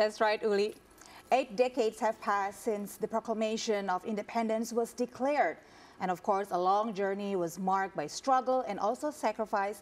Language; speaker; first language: English; non-native, local second language; Indonesian